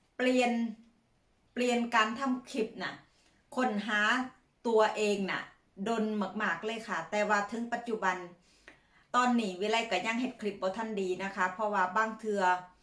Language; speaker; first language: Thai; native; Thai